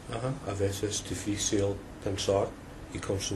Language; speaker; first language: Spanish; non-native, learner; English